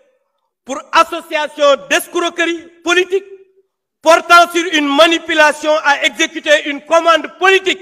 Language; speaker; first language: French; non-native, local second language; Wolof